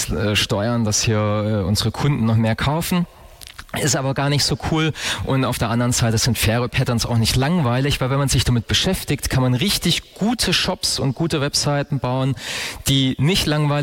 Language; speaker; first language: German; native; German